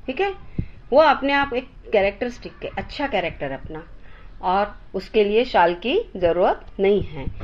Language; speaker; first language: Hindi; non-native, local second language; Marathi